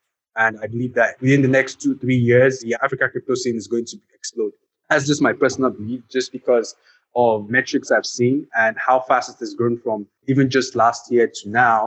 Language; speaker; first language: English; non-native, local second language; Yoruba